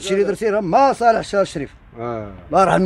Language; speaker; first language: Arabic; native; Arabic